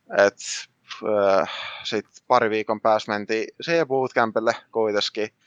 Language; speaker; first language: Finnish; early bilingual, other home language; Russian